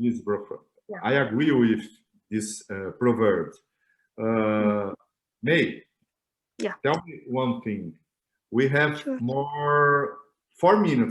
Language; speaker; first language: English; non-native, learner; Portuguese